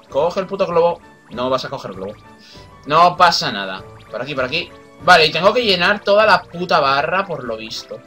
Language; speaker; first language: Spanish; native; Spanish